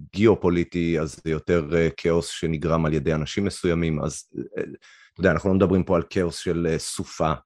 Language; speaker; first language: Hebrew; native; Hebrew